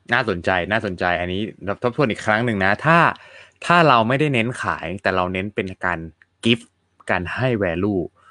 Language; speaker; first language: Thai; native; Thai